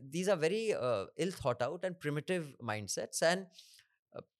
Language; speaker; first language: English; non-native, local second language; Hindi